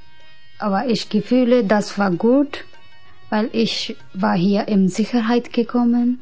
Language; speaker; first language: German; non-native, learner; Punjabi